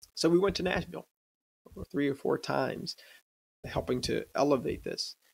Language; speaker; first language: English; native; English